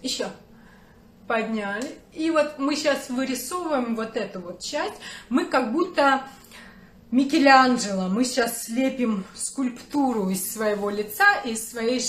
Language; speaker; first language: Russian; native; Russian